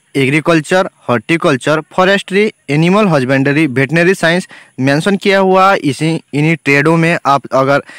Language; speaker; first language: Hindi; non-native, local second language; Bangla